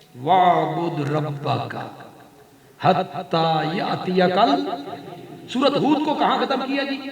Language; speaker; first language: Urdu; non-native, local second language; Punjabi